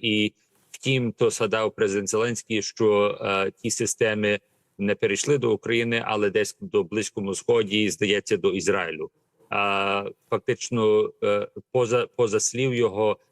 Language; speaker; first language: Ukrainian; early bilingual, heritage; Ukrainian